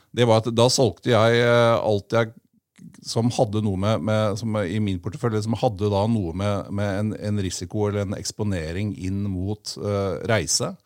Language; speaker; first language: Norwegian; native; Norwegian